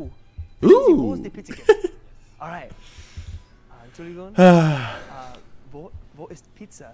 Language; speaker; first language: German; non-native, learner; English